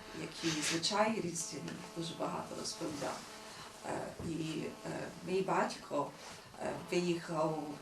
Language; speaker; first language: Ukrainian; early bilingual, heritage; Ukrainian